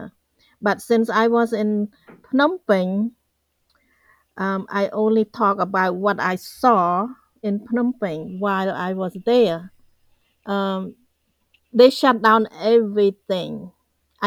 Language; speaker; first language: English; non-native, fluent; Khmer